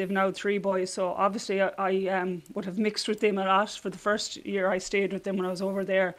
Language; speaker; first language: English; native; English